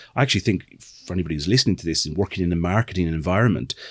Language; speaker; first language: English; native; English